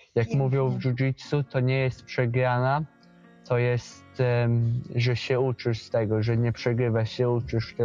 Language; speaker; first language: Polish; early bilingual, heritage; Polish